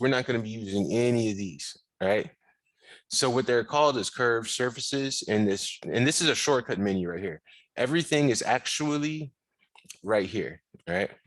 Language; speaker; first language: English; native; English